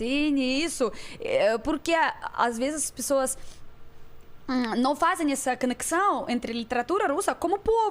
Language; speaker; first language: Portuguese; non-native, fluent; Russian